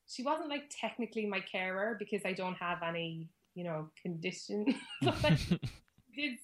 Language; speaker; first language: English; native; English